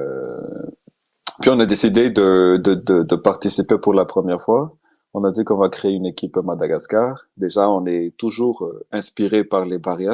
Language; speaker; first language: French; non-native, local second language; Malagasy